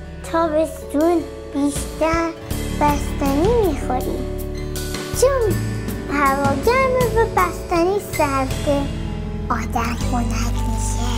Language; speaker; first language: Persian; early bilingual, heritage; Persian